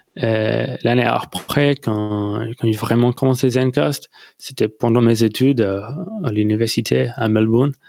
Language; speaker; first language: French; non-native, learner; English